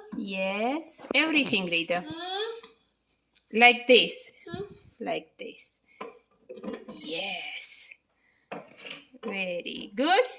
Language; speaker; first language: English; non-native, fluent; Gujarati